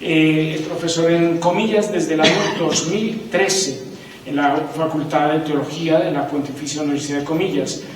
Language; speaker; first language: Spanish; native; Spanish